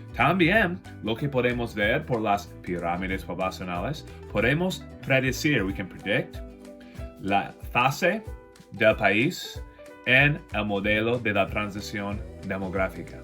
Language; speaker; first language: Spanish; non-native, fluent; English